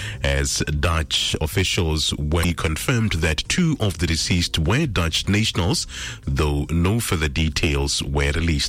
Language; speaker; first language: English; non-native, local second language; Tswana